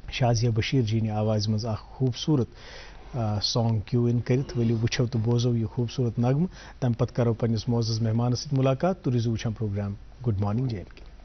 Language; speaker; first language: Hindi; non-native, local second language; Kashmiri